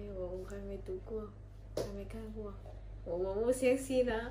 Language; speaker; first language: Chinese; non-native, learner; Vietnamese